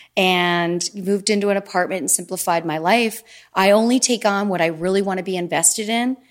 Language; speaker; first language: English; native; English